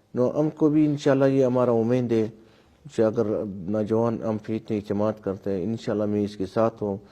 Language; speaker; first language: Urdu; non-native, local second language; Pashto